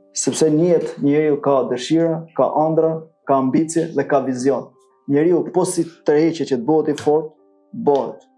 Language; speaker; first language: Albanian; native; Albanian